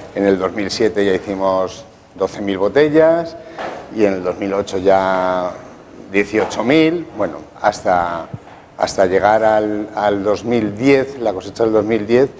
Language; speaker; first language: Spanish; native; Spanish